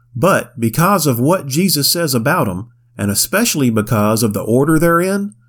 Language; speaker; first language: English; native; English